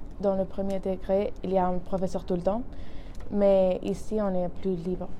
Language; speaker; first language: French; non-native, learner; Spanish